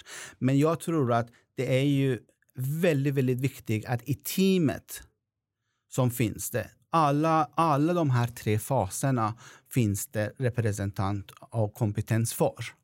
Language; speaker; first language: Swedish; non-native, fluent; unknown